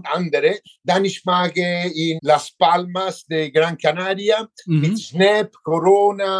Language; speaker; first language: German; non-native, learner; Italian